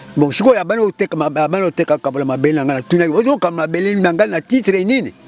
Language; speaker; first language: Lingala; non-native, local second language; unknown